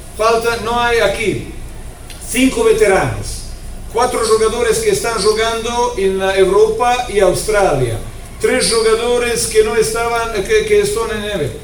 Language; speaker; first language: Spanish; non-native, fluent; Croatian